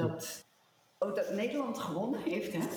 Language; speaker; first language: Dutch; early bilingual, heritage; Dutch